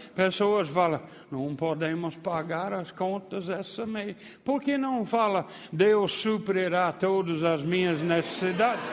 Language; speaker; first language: Portuguese; non-native, fluent; English